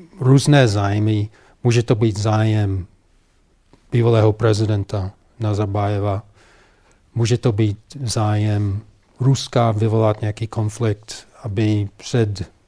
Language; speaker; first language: Czech; non-native, fluent; English